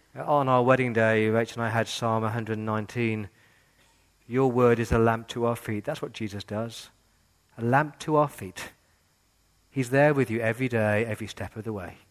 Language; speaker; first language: English; native; English